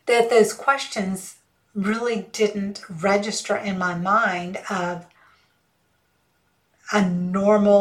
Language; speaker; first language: English; early bilingual, other home language; Hindi